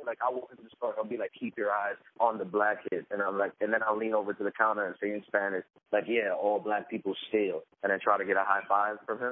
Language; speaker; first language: English; native; English